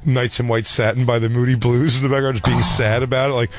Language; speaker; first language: English; native; English